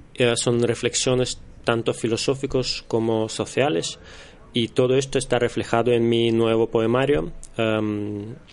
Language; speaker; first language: Spanish; non-native, fluent; Russian